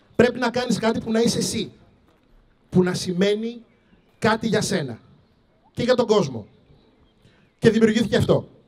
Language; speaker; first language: Greek; early bilingual, other home language; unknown